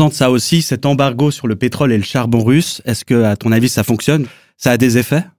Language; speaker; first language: French; native; French